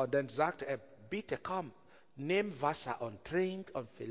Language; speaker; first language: German; non-native, learner; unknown